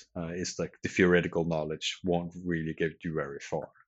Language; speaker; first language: English; non-native, fluent; Danish